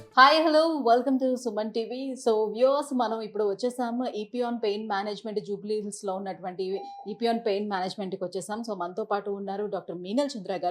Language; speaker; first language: Telugu; native; Telugu